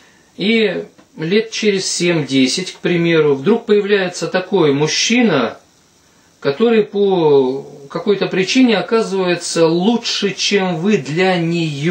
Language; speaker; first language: Russian; native; Russian